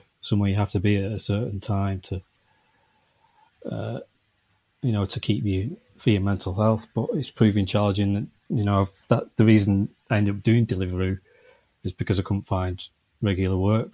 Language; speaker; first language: English; native; English